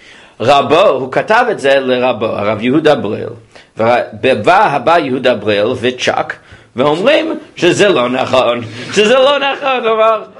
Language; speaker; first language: Hebrew; non-native, fluent; English